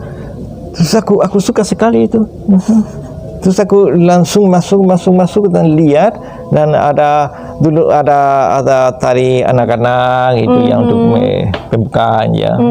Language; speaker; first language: Indonesian; non-native, fluent; Spanish